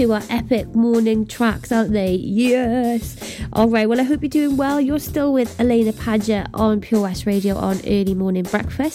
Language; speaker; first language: English; native; English